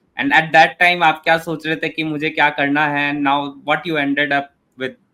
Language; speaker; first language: Hindi; native; Hindi